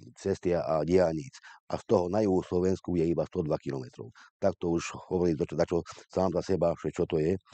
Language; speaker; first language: Slovak; non-native, local second language; Hungarian